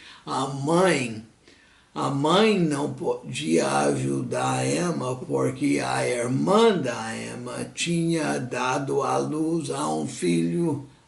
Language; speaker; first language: Portuguese; non-native, fluent; English